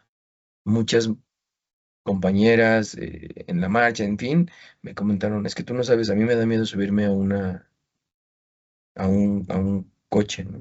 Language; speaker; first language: Spanish; native; Spanish